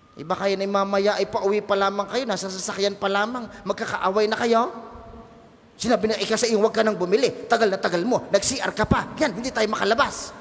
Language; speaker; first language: Filipino; native; Filipino